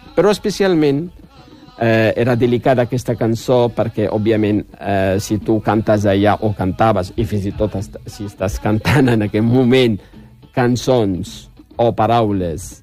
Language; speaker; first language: Catalan; non-native, fluent; Riffian